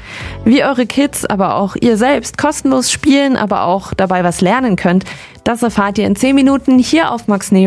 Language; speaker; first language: German; native; German